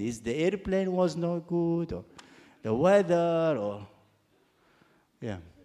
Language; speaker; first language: English; non-native, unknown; Arabic